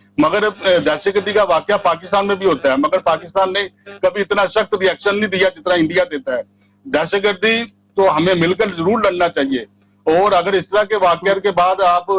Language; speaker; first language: Urdu; non-native, local second language; Punjabi